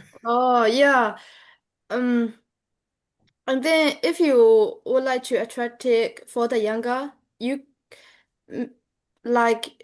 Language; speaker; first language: English; non-native, learner; Burmese